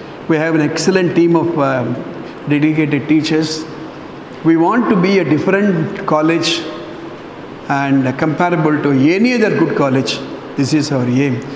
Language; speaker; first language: English; non-native, local second language; Tamil